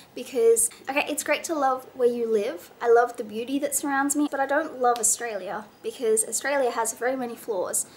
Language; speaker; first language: English; native; English